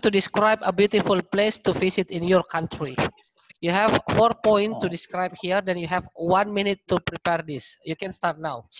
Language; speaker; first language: English; non-native, learner; Indonesian